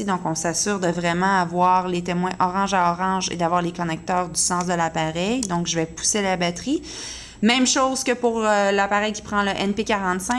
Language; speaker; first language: French; native; French